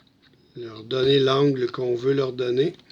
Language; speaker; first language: French; native; French